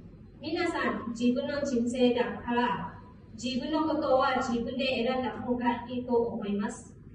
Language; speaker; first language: Japanese; non-native, fluent; Hmong